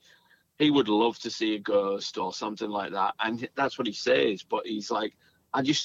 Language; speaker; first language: English; native; English